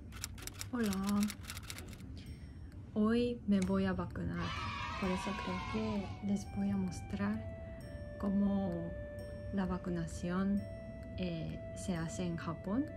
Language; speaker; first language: Spanish; non-native, fluent; Japanese